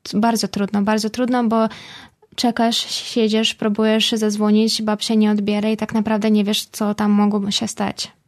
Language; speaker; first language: Polish; non-native, fluent; Russian